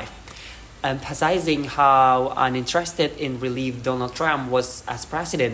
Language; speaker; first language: English; non-native, learner; Indonesian